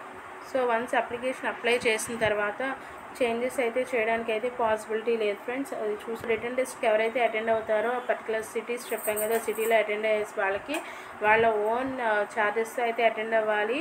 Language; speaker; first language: Telugu; native; Telugu